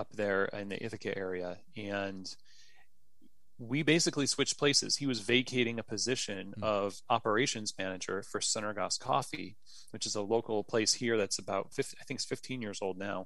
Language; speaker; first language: English; native; English